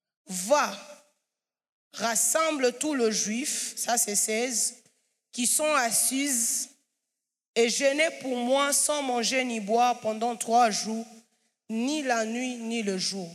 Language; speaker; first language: French; non-native, local second language; Swahili